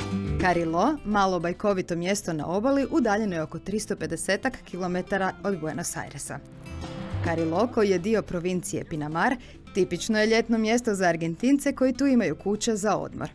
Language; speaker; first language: Croatian; native; Croatian